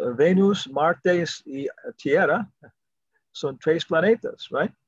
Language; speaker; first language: Spanish; non-native, fluent; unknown